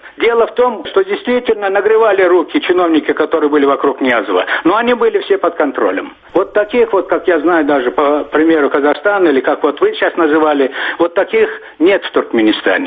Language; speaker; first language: Russian; non-native, local second language; Turkmen